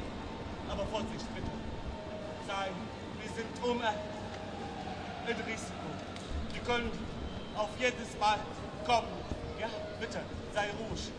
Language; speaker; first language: German; non-native, learner; Arabic